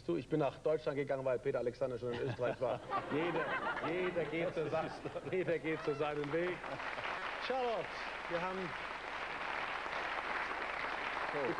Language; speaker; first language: German; native; German